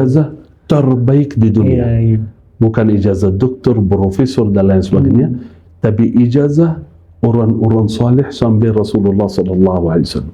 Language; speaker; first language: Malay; non-native, fluent; Arabic